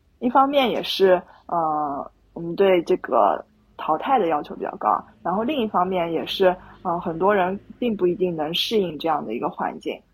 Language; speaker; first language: Chinese; native; Chinese